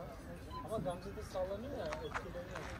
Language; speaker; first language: Turkish; native; Turkish